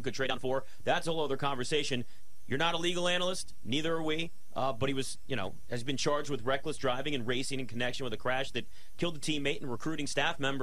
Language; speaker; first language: English; native; English